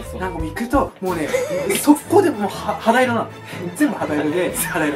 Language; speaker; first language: Japanese; native; Japanese